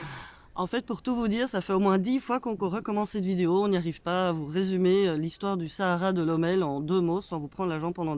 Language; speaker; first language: French; native; French